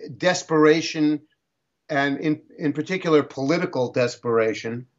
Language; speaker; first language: English; native; English